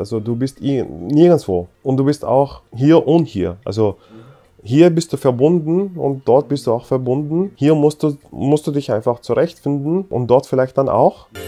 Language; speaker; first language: German; non-native, fluent; Arabic